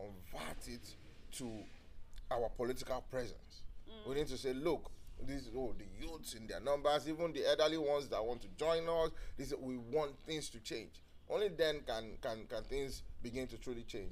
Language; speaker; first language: English; non-native, local second language; Yoruba